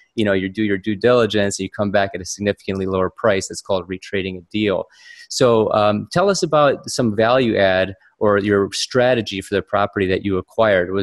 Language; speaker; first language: English; native; English